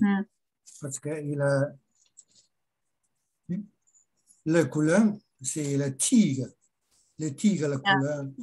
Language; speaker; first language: French; non-native, learner; Chinese